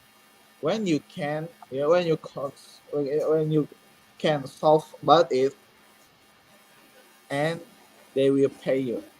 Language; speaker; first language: English; non-native, learner; Indonesian